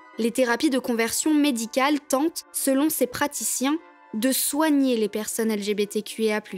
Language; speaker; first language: French; native; French